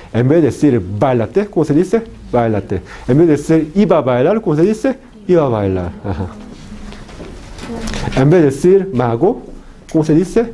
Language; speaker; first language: Spanish; non-native, fluent; Korean